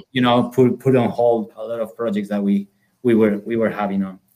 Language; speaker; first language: English; non-native, fluent; Spanish